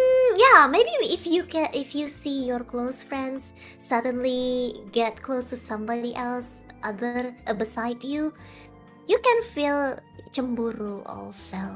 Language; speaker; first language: English; non-native, fluent; Indonesian